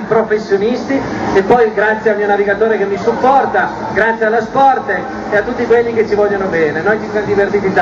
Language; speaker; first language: Italian; native; Italian